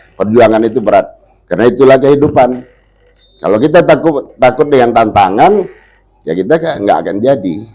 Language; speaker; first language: Indonesian; non-native, local second language; Minangkabau